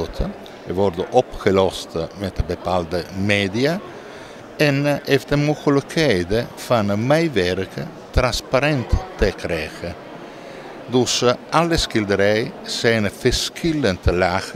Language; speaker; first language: Dutch; non-native, learner; Italian